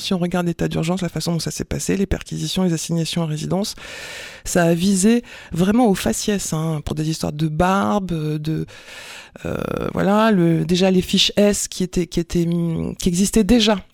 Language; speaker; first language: French; native; French